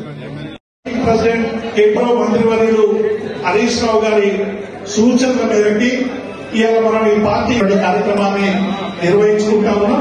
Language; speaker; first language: Telugu; native; Telugu